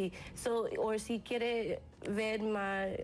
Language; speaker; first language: Spanish; early bilingual, heritage; English